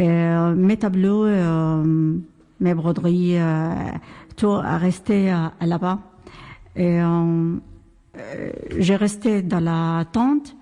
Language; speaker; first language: French; non-native, learner; Arabic